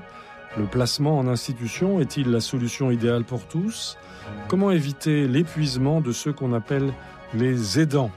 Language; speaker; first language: French; native; French